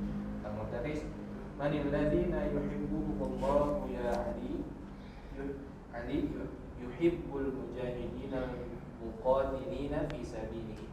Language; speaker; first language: Arabic; non-native, learner; Indonesian